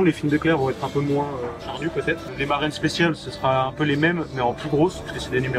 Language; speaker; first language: French; native; French